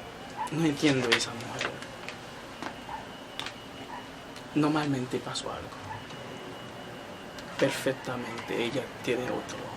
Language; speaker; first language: Spanish; non-native, learner; Haitian Creole